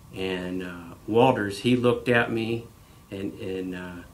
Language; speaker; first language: English; native; English